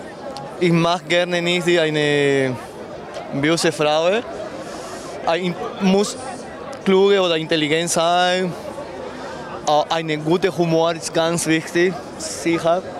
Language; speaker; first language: German; non-native, learner; Spanish